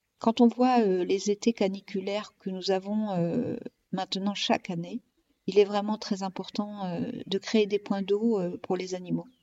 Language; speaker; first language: French; native; French